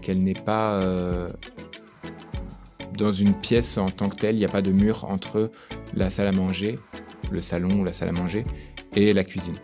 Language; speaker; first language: French; native; French